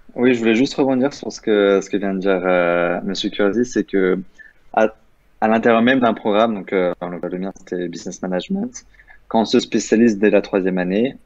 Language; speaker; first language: French; native; French